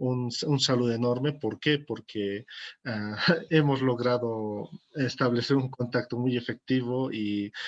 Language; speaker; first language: Spanish; native; Spanish